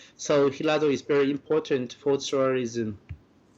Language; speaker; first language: English; non-native, fluent; Japanese